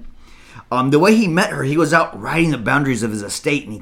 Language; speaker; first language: English; native; English